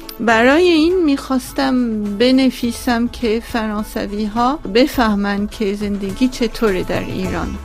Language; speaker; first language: Persian; non-native, local second language; Armenian